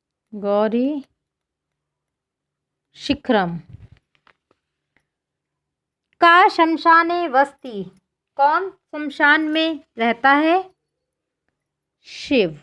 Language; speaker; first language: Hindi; native; Hindi